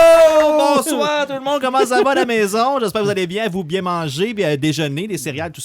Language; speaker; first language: French; native; French